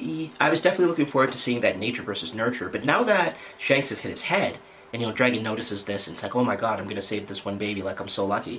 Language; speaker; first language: English; native; English